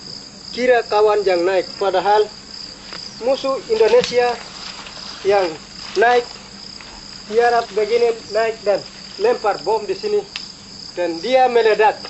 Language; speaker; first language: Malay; non-native, local second language; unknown